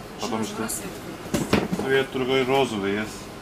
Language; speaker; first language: Russian; non-native, learner; Turkish